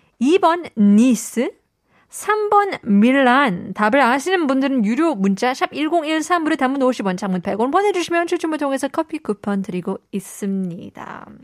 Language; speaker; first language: Korean; non-native, fluent; English